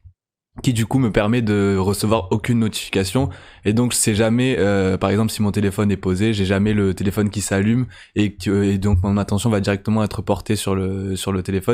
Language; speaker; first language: French; native; French